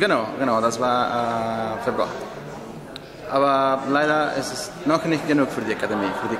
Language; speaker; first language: German; non-native, learner; Spanish